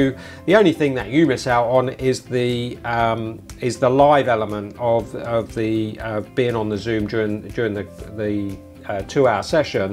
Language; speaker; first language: English; native; English